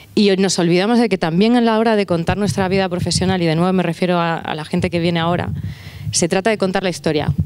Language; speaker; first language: Spanish; native; Spanish